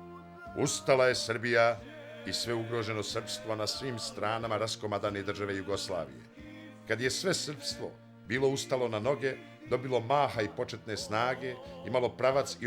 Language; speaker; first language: Bosnian; native; Bosnian